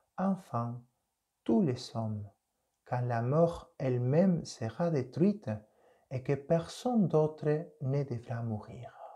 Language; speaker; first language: French; non-native, fluent; Spanish